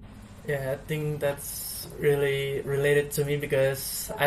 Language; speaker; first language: English; non-native, learner; Indonesian